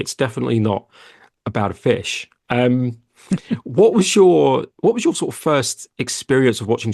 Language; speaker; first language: English; native; English